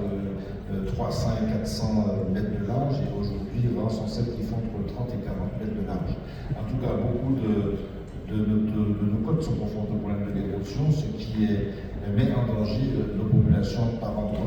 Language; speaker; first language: French; native; French